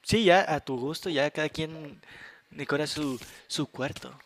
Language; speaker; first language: Spanish; native; Spanish